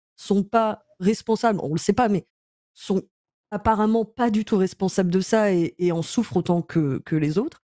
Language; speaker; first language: French; native; French